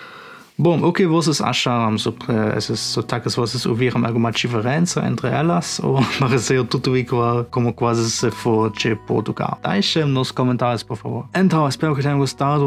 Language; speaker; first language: Portuguese; non-native, fluent; Spanish